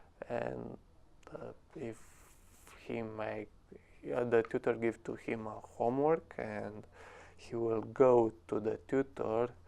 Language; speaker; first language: English; non-native, learner; Romanian